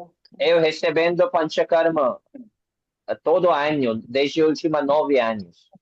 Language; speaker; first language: Portuguese; non-native, learner; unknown